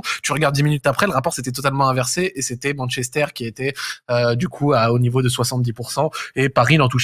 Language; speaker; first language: French; native; French